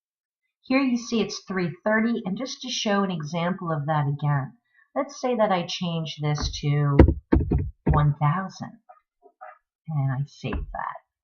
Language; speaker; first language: English; native; English